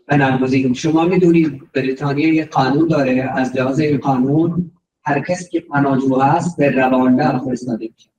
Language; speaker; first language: Persian; non-native, fluent; Urdu